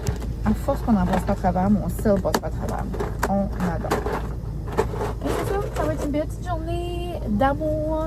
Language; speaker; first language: French; native; French